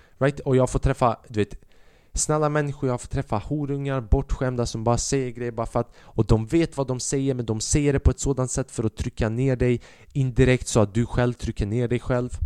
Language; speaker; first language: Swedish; early bilingual, other home language; Albanian